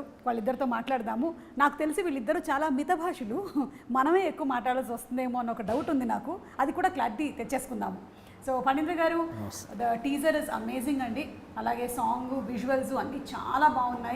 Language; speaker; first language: Telugu; native; Telugu